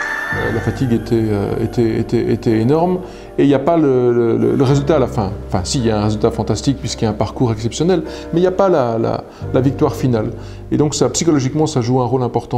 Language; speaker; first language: French; native; French